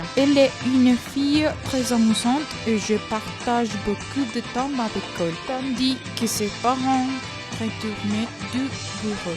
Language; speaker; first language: French; non-native, learner; Spanish